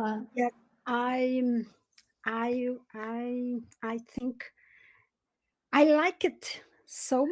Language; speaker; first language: English; non-native, learner; Portuguese